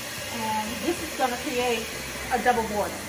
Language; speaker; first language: English; native; English